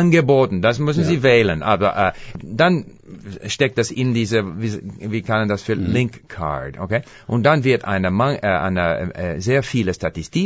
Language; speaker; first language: German; non-native, fluent; English